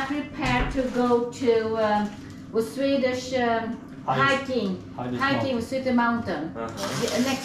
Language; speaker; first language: English; non-native, learner; Swedish